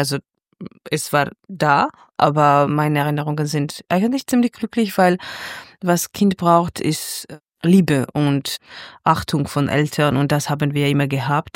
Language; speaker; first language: German; non-native, fluent; Georgian